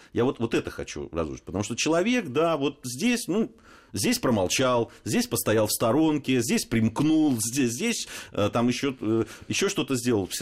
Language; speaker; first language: Russian; native; Russian